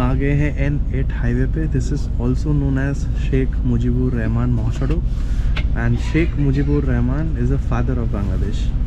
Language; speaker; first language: Hindi; native; Hindi